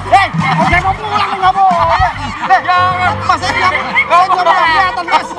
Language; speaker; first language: Indonesian; native; Indonesian